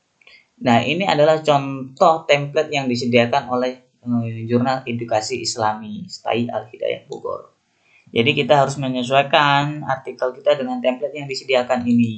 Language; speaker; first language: Indonesian; native; Indonesian